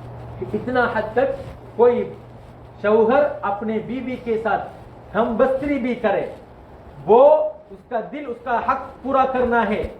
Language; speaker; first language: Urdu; non-native, fluent; Tamil